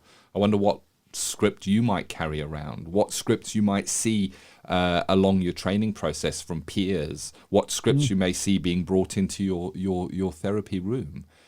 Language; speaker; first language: English; native; English